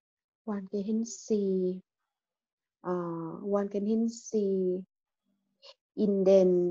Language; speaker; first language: German; non-native, learner; Thai